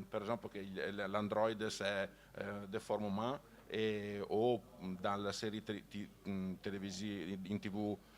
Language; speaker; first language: French; non-native, learner; Italian